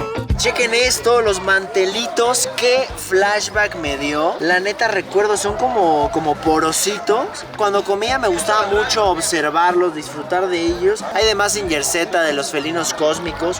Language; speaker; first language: Spanish; native; Spanish